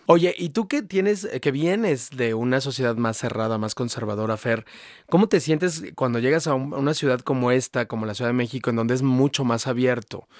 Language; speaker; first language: Spanish; native; Spanish